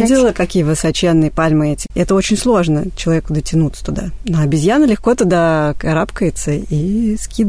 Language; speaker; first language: Russian; native; Russian